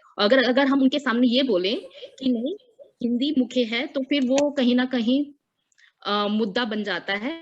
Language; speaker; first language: Hindi; non-native, local second language; Tamil